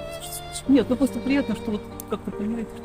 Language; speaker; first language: Russian; native; Russian